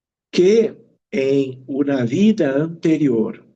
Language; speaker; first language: Spanish; non-native, fluent; Portuguese